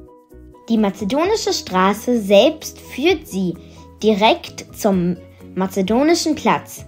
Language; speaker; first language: German; non-native, fluent; Macedonian